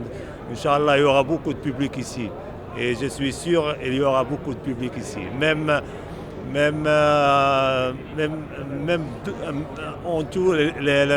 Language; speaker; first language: French; non-native, local second language; Arabic